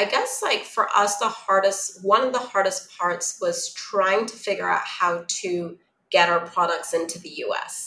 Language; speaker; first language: English; non-native, local second language; Cantonese